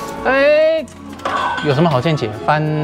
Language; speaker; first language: Chinese; native; Chinese